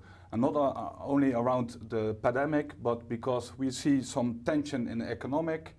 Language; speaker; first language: English; non-native, fluent; Dutch